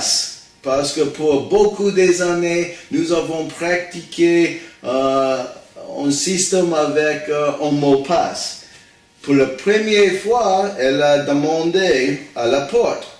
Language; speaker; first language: French; non-native, learner; English